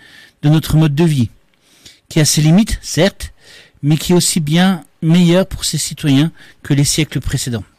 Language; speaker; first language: French; native; French